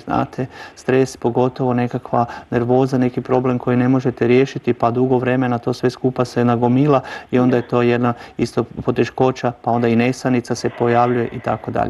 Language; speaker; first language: Croatian; native; Croatian